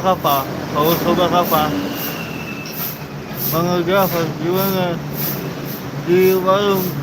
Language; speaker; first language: Indonesian; non-native, local second language; Balinese